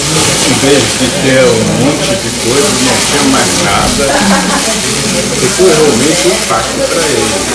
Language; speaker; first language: Portuguese; non-native, fluent; German